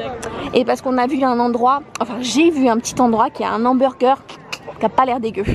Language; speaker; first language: French; native; French